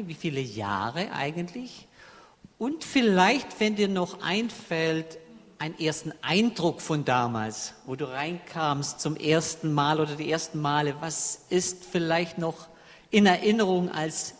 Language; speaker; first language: German; native; German